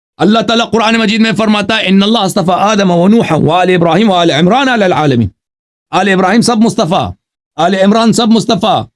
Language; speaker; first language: Urdu; non-native, fluent; Persian